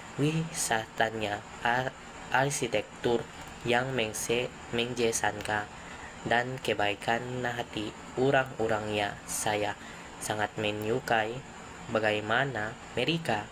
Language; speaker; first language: Indonesian; non-native, learner; Filipino